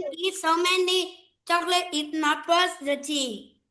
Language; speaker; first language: English; non-native, learner; Vietnamese